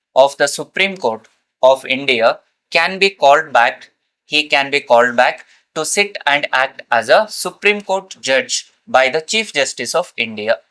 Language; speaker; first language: English; non-native, local second language; Kannada